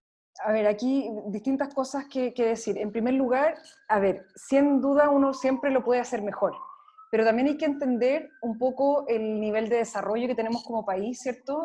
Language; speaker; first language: Spanish; native; Spanish